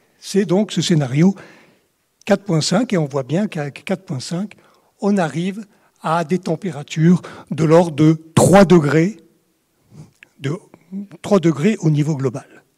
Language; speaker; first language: French; native; French